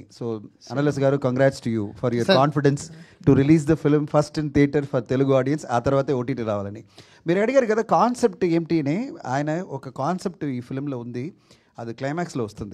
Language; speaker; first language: Telugu; non-native, fluent; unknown